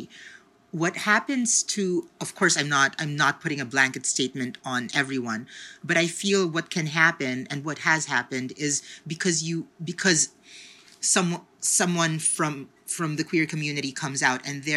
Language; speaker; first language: English; non-native, local second language; Filipino